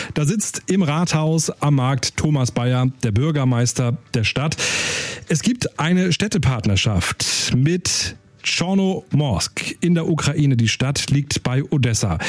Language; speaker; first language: German; native; German